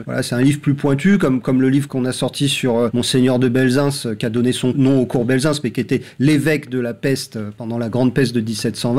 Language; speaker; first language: French; native; French